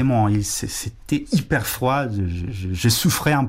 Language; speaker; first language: French; non-native, fluent; Spanish